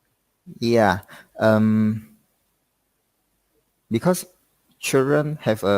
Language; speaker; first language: English; non-native, learner; Indonesian